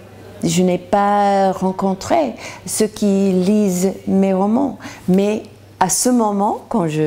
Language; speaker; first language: French; non-native, learner; English